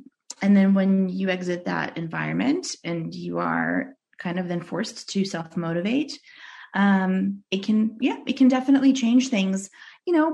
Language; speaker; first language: English; early bilingual, other home language; Russian